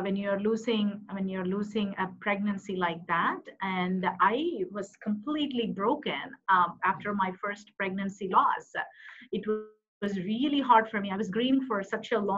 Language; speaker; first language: English; non-native, local second language; Tamil